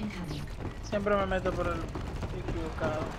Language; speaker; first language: Spanish; native; Spanish